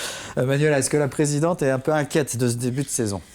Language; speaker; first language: French; native; French